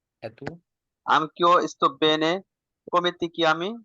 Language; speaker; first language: Italian; non-native, learner; Bangla